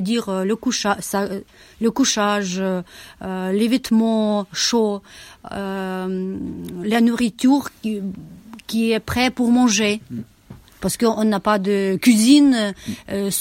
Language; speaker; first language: French; non-native, learner; Ukrainian